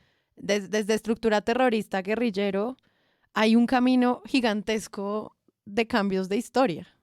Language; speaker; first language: Spanish; native; Spanish